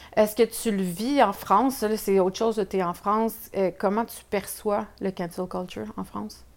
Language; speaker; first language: French; native; French